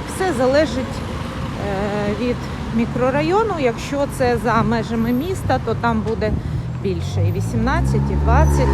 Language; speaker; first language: Ukrainian; native; Ukrainian